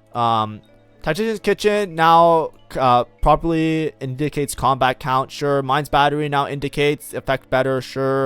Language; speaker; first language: English; native; English